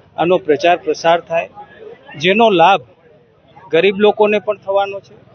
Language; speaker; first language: Gujarati; native; Gujarati